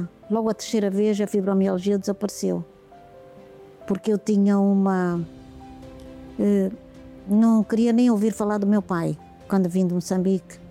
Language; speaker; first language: Portuguese; native; Portuguese